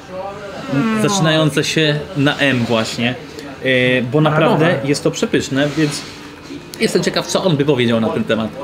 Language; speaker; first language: Polish; native; Polish